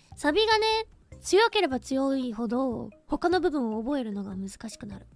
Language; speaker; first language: Japanese; non-native, fluent; Chinese